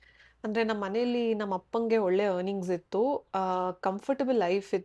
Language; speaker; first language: Kannada; native; Kannada